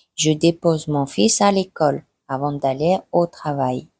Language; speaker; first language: French; non-native, fluent; Mongolian